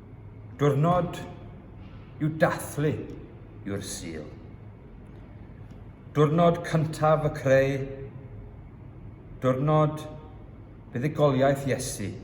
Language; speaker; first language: Welsh; early bilingual, heritage; Welsh